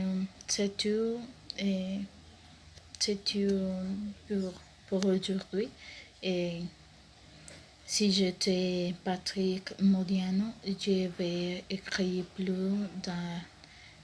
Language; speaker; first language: French; non-native, learner; Spanish